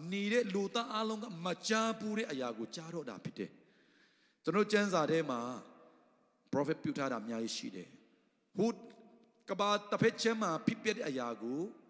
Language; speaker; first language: Burmese; non-native, local second language; Tedim Chin